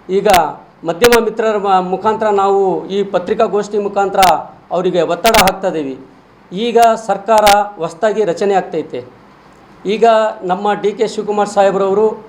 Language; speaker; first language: Kannada; non-native, local second language; Lambadi